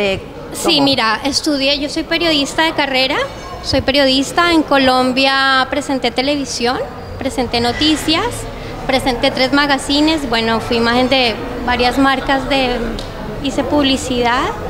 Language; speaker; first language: Spanish; native; Spanish